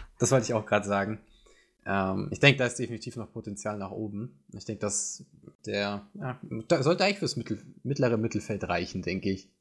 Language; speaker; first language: German; native; German